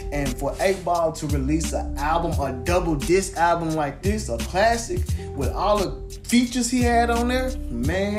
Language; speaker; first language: English; native; English